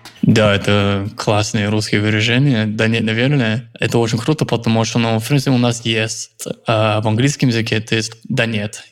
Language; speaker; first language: Russian; non-native, fluent; English